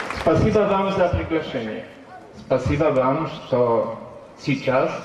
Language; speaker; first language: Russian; non-native, learner; Romanian